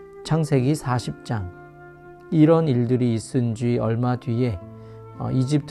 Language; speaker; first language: Korean; native; Korean